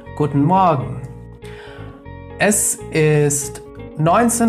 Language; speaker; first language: German; non-native, fluent; Nepali